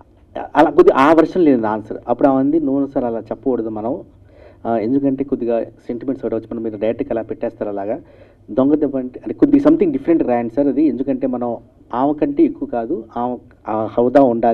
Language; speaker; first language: Telugu; native; Telugu